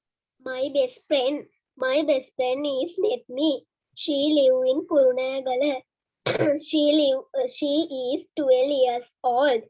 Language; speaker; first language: English; non-native, learner; Sinhala